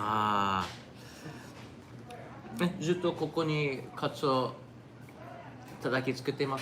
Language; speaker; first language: Japanese; non-native, fluent; English